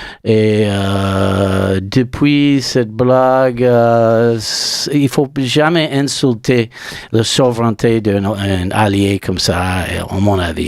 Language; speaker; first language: French; non-native, learner; English